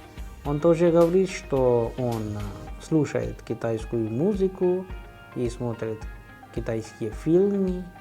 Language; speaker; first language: Russian; non-native, fluent; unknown